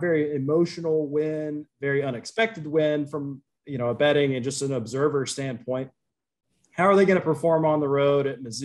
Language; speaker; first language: English; native; English